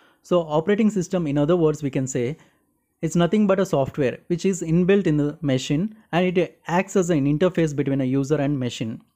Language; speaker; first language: English; non-native, local second language; Telugu